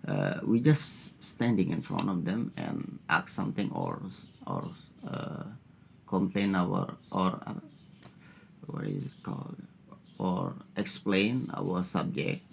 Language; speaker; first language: English; non-native, learner; Indonesian